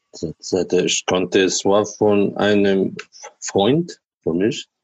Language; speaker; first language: German; non-native, learner; Arabic